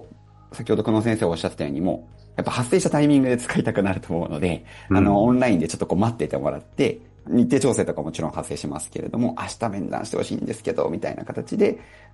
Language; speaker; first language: Japanese; native; Japanese